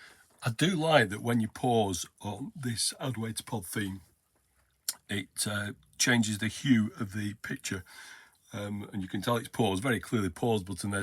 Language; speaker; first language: English; native; English